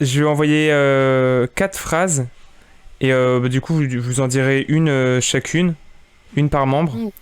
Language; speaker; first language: French; native; French